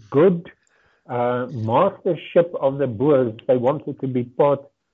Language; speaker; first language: English; non-native, local second language; Afrikaans